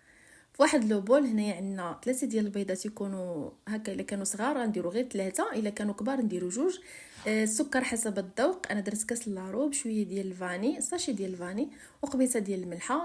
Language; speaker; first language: Arabic; native; Arabic